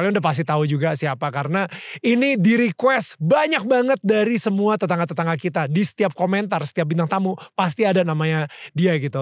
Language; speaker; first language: Indonesian; native; Indonesian